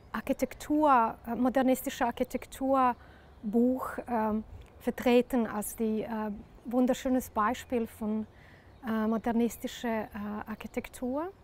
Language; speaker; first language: German; non-native, learner; Serbian